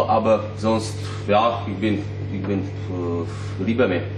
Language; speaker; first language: German; non-native, learner; Czech